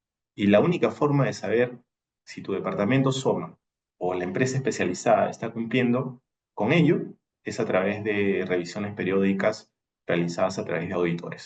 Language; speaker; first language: Spanish; native; Spanish